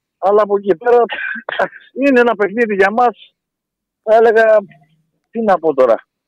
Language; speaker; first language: Greek; native; Greek